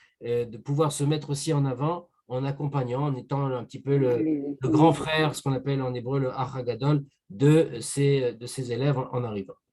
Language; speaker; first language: French; native; French